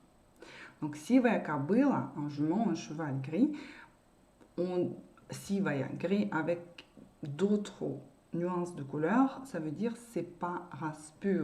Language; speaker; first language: French; non-native, fluent; Russian